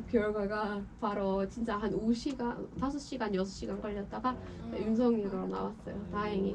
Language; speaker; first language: Korean; non-native, fluent; Persian